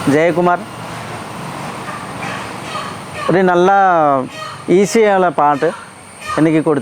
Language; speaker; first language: Malayalam; non-native, learner; Assamese